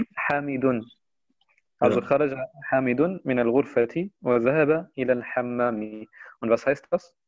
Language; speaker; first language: Arabic; non-native, fluent; German